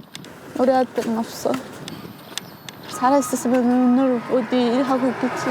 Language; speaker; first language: Korean; non-native, learner; Mongolian